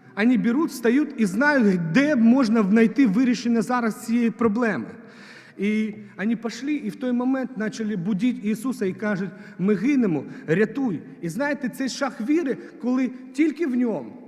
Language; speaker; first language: Ukrainian; non-native, local second language; Russian